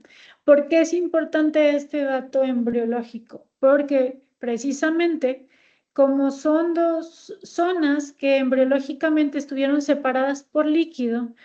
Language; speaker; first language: Spanish; native; Spanish